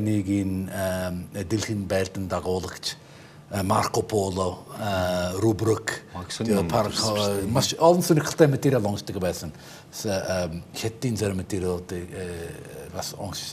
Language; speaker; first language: Mongolian; non-native, fluent; English